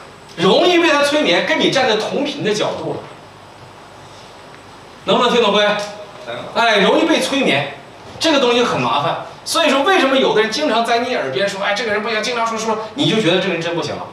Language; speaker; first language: Chinese; native; Chinese